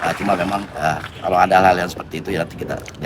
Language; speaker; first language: Indonesian; native; Indonesian